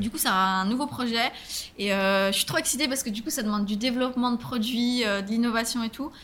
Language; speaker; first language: French; native; French